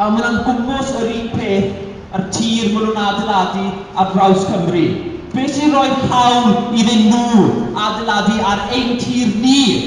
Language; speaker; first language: Welsh; native; Welsh